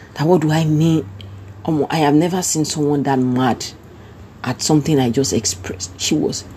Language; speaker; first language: English; non-native, local second language; Yoruba